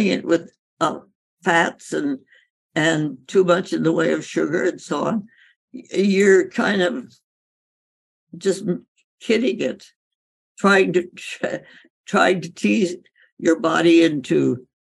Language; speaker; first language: English; native; English